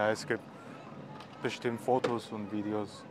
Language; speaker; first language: German; non-native, fluent; Korean